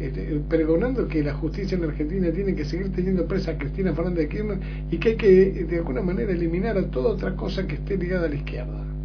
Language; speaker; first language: Spanish; native; Spanish